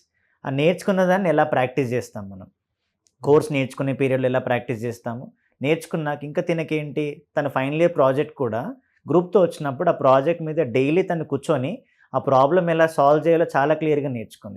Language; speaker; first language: Telugu; native; Telugu